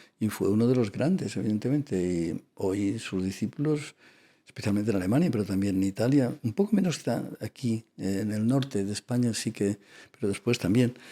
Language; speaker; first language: Spanish; non-native, local second language; Catalan